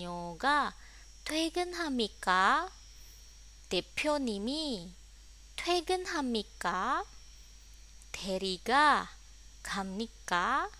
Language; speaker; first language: Korean; non-native, fluent; Indonesian